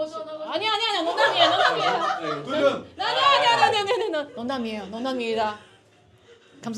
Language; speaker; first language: Korean; non-native, fluent; Chinese